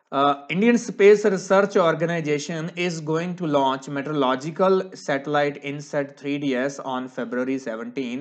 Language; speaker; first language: English; non-native, local second language; Punjabi